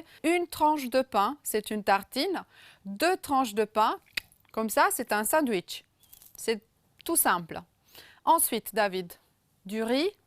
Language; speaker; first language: French; non-native, fluent; Romanian